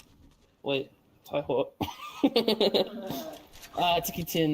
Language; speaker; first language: Māori; non-native, local second language; English